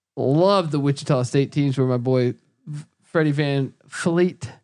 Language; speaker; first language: English; native; English